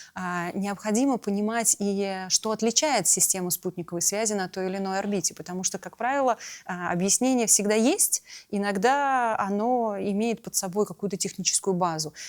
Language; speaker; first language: Russian; native; Russian